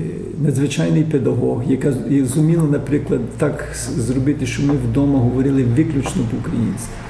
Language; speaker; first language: Ukrainian; early bilingual, heritage; Ukrainian